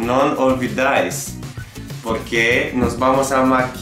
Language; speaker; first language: Spanish; non-native, fluent; Italian